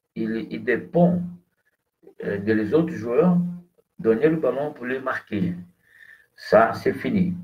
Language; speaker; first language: French; non-native, fluent; Portuguese